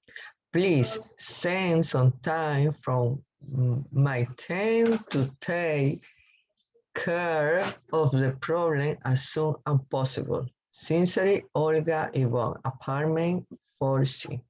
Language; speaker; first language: English; non-native, learner; Spanish